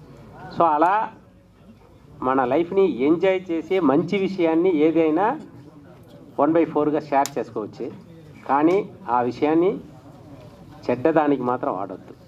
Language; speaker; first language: Telugu; native; Telugu